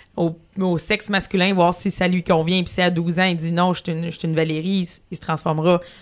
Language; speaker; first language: French; native; French